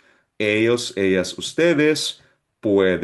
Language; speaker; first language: Spanish; non-native, fluent; Filipino